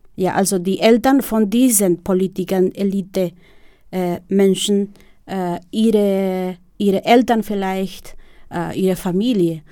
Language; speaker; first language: German; non-native, fluent; Spanish